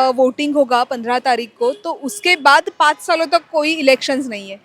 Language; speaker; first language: Hindi; non-native, local second language; Marathi